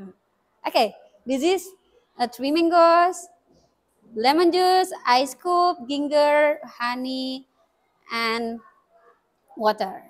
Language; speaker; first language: English; non-native, learner; Indonesian